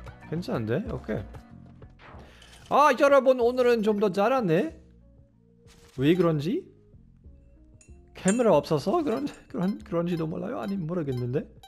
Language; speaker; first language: Korean; non-native, fluent; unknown